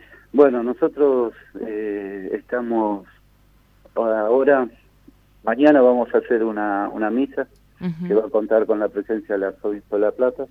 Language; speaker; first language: Spanish; native; Spanish